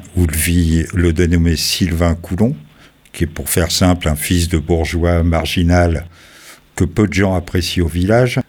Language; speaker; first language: French; native; French